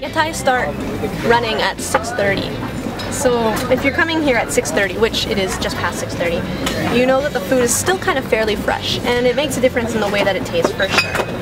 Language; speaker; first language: English; native; English